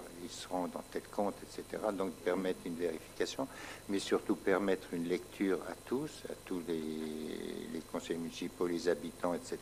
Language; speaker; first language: French; native; French